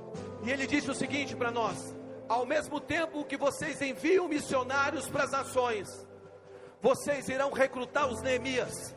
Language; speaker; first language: Portuguese; native; Portuguese